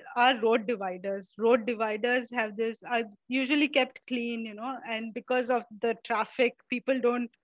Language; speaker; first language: English; non-native, local second language; Malayalam